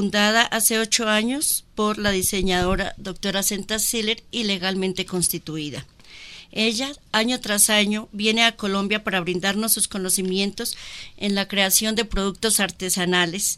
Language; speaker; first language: Spanish; native; Spanish